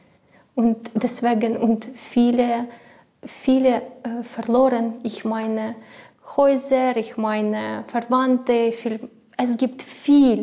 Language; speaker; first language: German; non-native, learner; Ukrainian